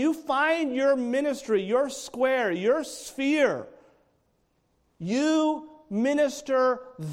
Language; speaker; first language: English; native; English